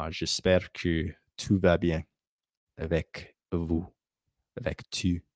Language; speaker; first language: French; non-native, learner; English